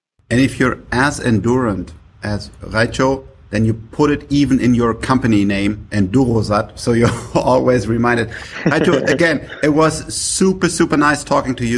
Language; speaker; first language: English; non-native, fluent; German